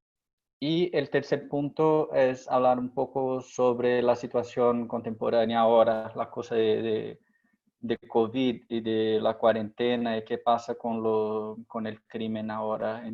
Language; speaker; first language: Spanish; non-native, fluent; Portuguese